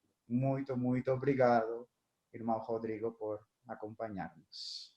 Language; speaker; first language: Portuguese; non-native, fluent; Spanish